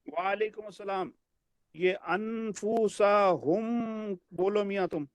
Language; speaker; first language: Urdu; native; Urdu